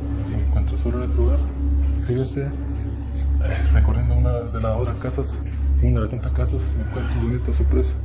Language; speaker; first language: Spanish; native; Spanish